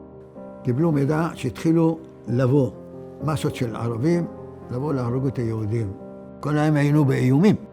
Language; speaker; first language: Hebrew; early bilingual, other home language; Arabic